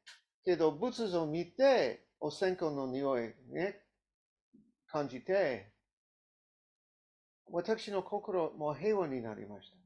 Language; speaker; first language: Japanese; non-native, learner; English